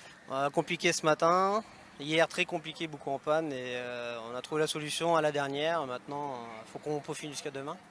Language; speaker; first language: French; native; French